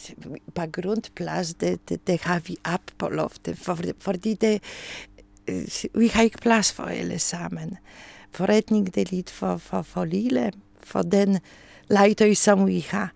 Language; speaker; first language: Danish; non-native, learner; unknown